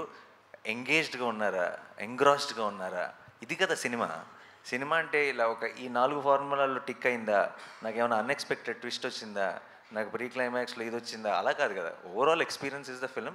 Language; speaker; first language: Telugu; native; Telugu